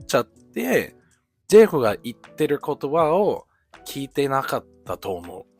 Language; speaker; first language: Japanese; non-native, fluent; English